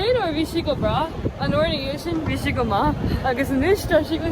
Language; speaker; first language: Irish; non-native, local second language; English